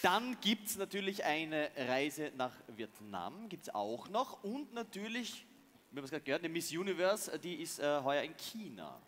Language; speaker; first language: German; native; German